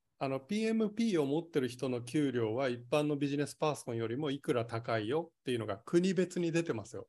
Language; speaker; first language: Japanese; native; Japanese